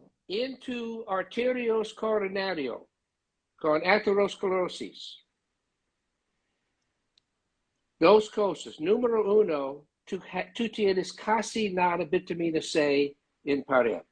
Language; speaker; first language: Spanish; non-native, learner; English